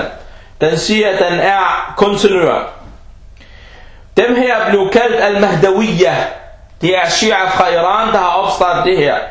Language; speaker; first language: Danish; early bilingual, other home language; Arabic